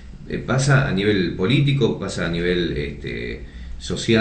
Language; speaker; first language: Spanish; native; Spanish